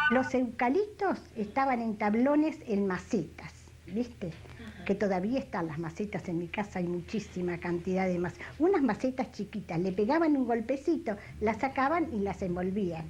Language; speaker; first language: Spanish; native; Spanish